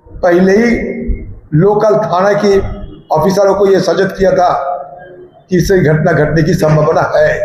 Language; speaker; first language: Hindi; non-native, local second language; Bangla